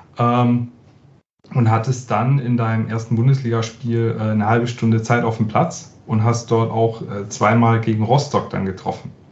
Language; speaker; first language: German; native; German